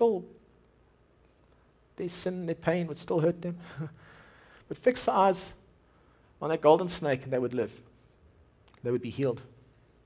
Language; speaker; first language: English; native; English